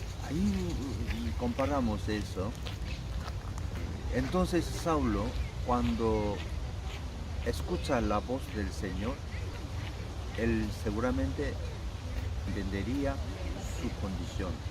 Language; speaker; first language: Spanish; non-native, learner; Korean